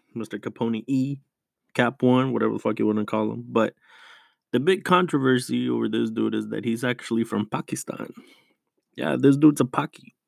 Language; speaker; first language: English; early bilingual, other home language; Spanish